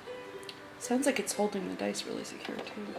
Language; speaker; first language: English; native; English